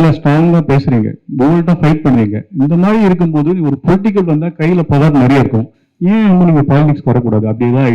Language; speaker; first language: Tamil; native; Tamil